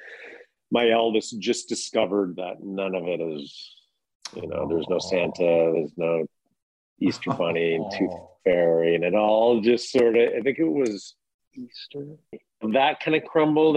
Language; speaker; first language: English; native; English